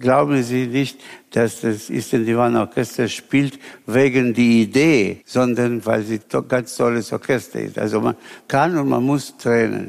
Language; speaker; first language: German; non-native, fluent; Spanish